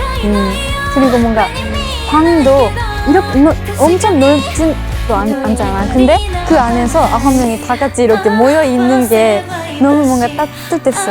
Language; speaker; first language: Korean; non-native, fluent; Japanese